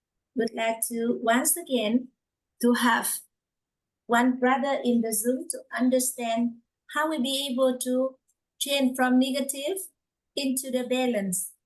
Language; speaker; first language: English; non-native, fluent; Vietnamese